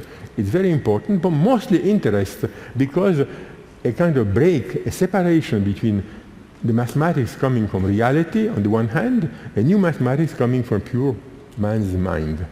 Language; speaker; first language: English; non-native, fluent; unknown